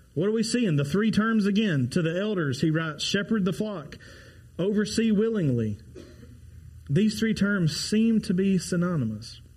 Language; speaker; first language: English; native; English